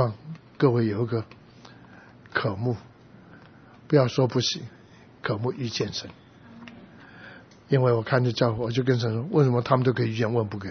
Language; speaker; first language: Chinese; native; Chinese